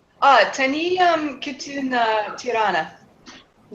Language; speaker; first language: Albanian; non-native, learner; English